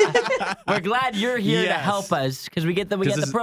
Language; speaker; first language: English; native; English